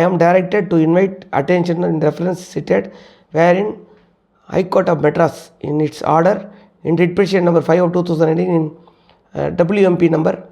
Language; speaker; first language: English; non-native, local second language; Tamil